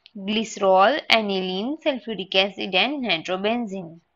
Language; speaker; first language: English; non-native, local second language; Gujarati